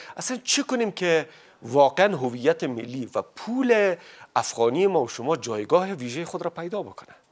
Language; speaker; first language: Persian; native; Persian